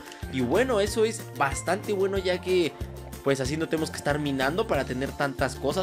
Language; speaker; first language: Spanish; native; Spanish